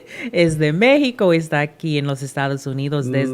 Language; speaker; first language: Spanish; non-native, learner; English